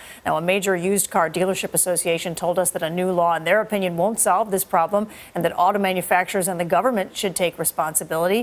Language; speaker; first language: English; native; English